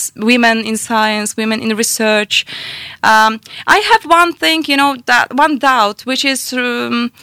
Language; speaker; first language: English; non-native, fluent; Polish